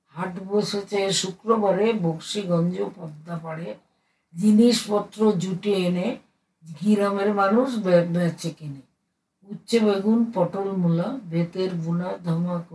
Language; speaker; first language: Bangla; native; Bangla